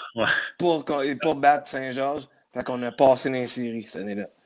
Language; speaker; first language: French; native; French